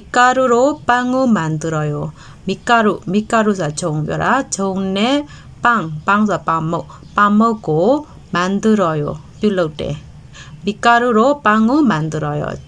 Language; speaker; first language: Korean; non-native, fluent; Burmese